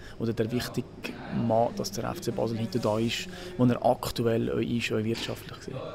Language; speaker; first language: German; native; German